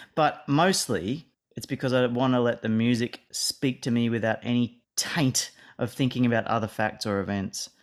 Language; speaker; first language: English; native; English